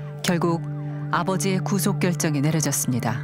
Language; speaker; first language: Korean; native; Korean